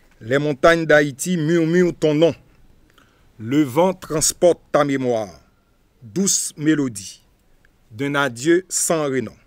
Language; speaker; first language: French; non-native, local second language; Haitian Creole